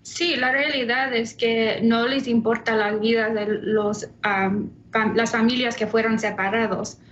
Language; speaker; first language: Spanish; early bilingual, heritage; Spanish